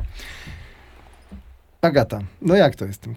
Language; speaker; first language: Polish; native; Polish